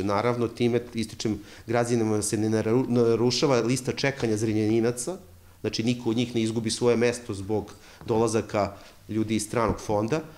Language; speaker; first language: Serbian; native; Serbian